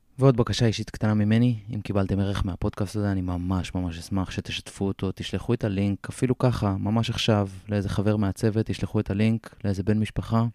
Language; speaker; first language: Hebrew; native; Hebrew